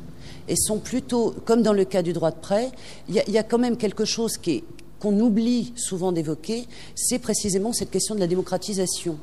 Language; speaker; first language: French; native; French